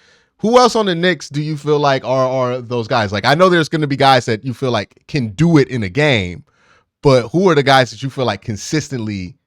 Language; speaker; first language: English; native; English